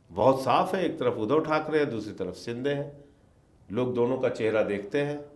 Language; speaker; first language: Hindi; native; Hindi